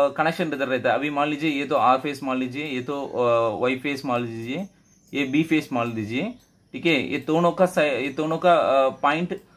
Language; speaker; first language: Hindi; non-native, local second language; Tamil